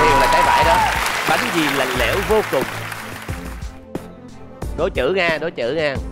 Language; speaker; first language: Vietnamese; native; Vietnamese